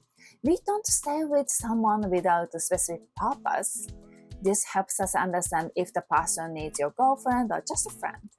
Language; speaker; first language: English; non-native, fluent; Japanese